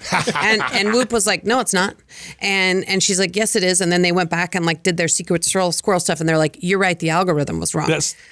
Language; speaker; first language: English; native; English